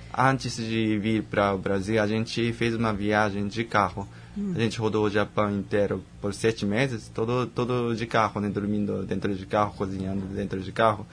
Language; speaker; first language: Portuguese; non-native, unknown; Japanese